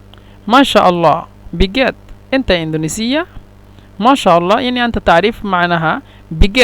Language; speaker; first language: Arabic; non-native, fluent; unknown